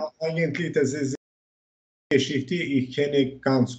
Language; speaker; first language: German; non-native, learner; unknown